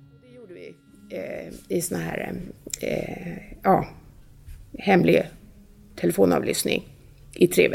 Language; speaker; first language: Swedish; native; Swedish